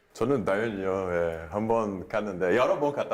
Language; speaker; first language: Korean; non-native, fluent; Portuguese